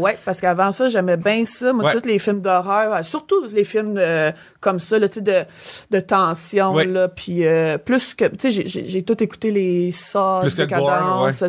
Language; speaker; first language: French; native; French